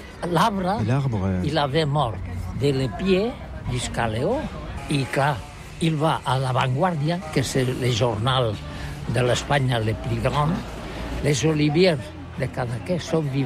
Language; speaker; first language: French; non-native, learner; Catalan